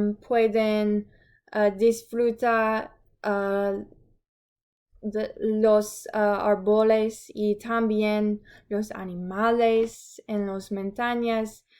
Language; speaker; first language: Spanish; non-native, learner; English